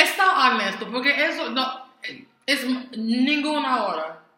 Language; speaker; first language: Spanish; non-native, learner; English